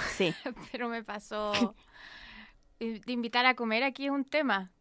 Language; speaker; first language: Spanish; native; Spanish